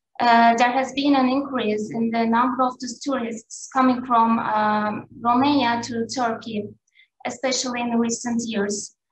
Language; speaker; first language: English; non-native, fluent; Turkish